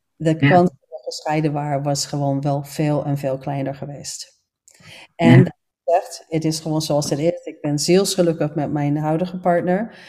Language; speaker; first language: Dutch; non-native, fluent; English